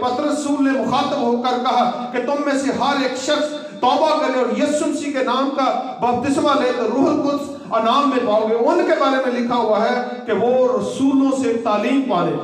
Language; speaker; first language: Urdu; non-native, local second language; Punjabi